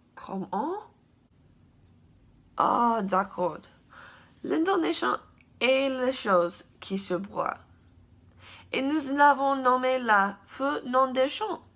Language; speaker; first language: French; non-native, learner; English